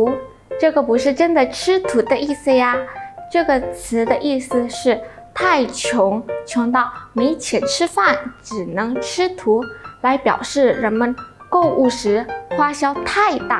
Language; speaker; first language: Chinese; non-native, learner; Indonesian